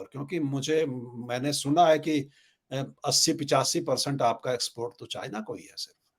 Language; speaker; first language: Hindi; native; Hindi